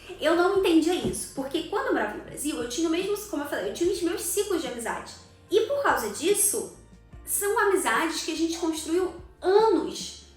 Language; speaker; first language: Portuguese; native; Portuguese